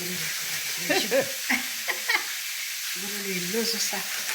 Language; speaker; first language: Arabic; native; Arabic